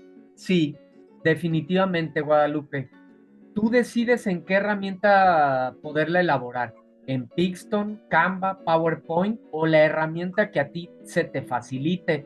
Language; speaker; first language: Spanish; native; Spanish